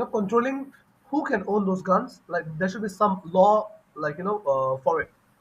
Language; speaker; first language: English; non-native, fluent; Bangla